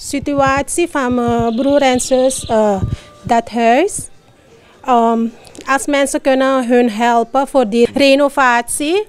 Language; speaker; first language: Dutch; non-native, local second language; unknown